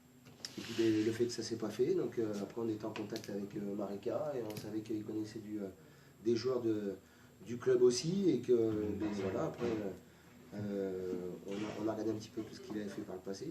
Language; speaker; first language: French; native; French